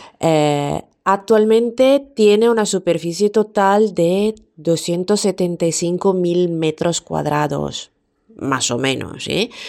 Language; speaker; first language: Spanish; non-native, fluent; Italian